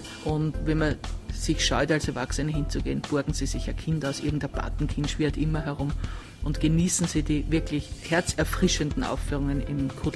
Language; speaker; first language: German; native; German